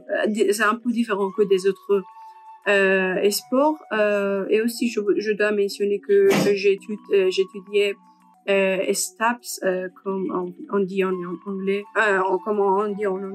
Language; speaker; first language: French; non-native, learner; Persian